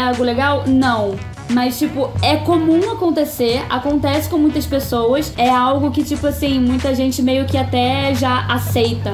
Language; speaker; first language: Portuguese; native; Portuguese